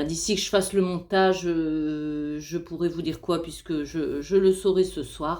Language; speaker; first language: French; native; French